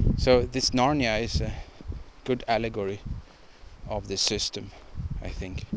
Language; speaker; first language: English; non-native, fluent; Swedish